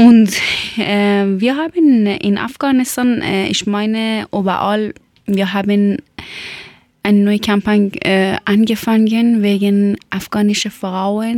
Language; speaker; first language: German; non-native, learner; Persian